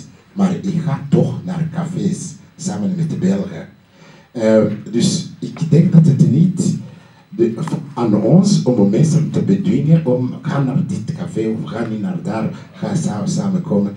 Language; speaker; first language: Dutch; non-native, learner; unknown